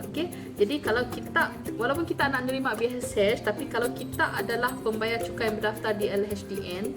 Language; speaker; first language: Malay; non-native, local second language; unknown